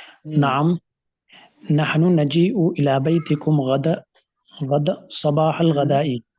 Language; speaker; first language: Arabic; non-native, learner; Hindi